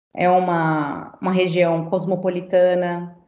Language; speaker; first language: Portuguese; native; Portuguese